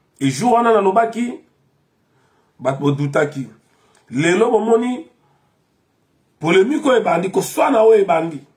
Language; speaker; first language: Lingala; non-native, local second language; Kongo